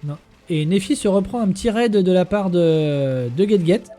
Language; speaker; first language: French; native; French